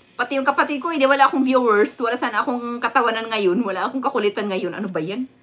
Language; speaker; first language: Filipino; non-native, local second language; Cebuano